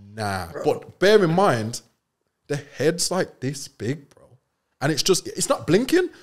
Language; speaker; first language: English; native; English